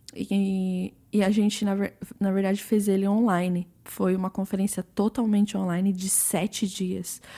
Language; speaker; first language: Portuguese; early bilingual, other home language; English